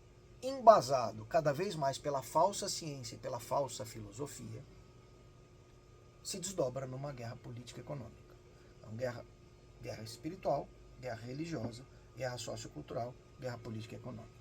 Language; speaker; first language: Portuguese; native; Portuguese